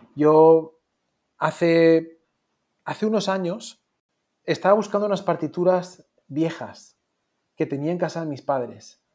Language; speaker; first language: Spanish; native; Spanish